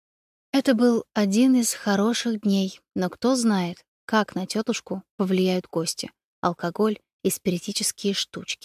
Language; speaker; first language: Russian; native; Russian